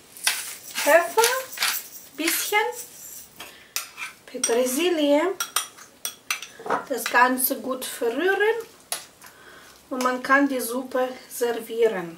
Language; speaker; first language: German; non-native, fluent; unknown